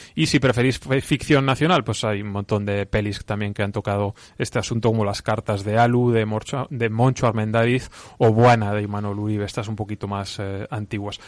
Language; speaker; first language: Spanish; native; Spanish